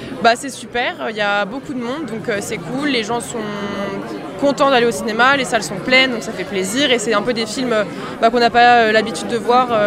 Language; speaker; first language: French; native; French